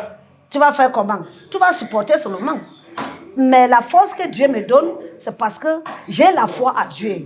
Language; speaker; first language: French; non-native, learner; English